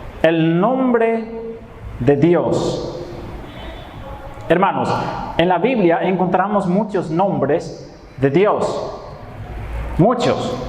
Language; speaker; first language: Spanish; non-native, fluent; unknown